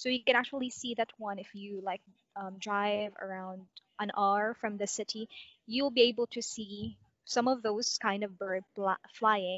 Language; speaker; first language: English; non-native, local second language; Cebuano